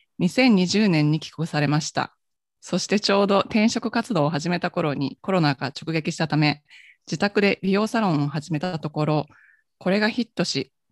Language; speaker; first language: Japanese; native; Japanese